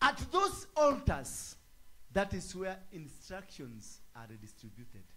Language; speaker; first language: English; non-native, local second language; Swahili